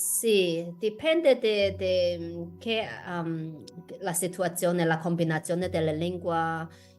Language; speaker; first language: Italian; non-native, fluent; Chinese